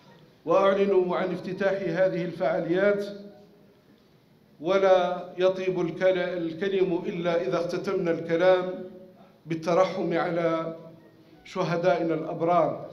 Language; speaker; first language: Arabic; native; Arabic